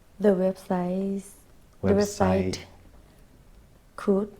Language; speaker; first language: English; non-native, learner; Thai